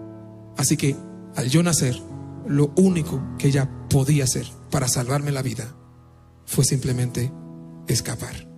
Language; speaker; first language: Spanish; non-native, fluent; Haitian Creole